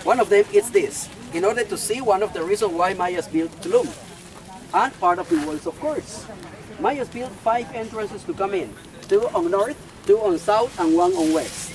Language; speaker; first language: English; non-native, fluent; Spanish